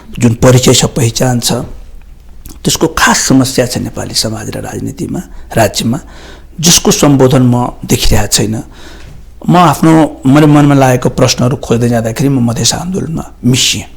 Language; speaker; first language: Nepali; non-native, local second language; Maithili